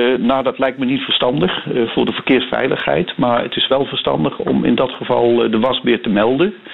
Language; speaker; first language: Dutch; native; Dutch